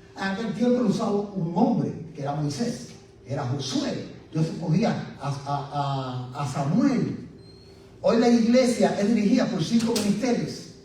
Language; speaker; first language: Spanish; native; Spanish